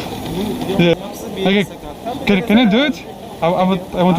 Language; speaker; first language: English; non-native, fluent; Russian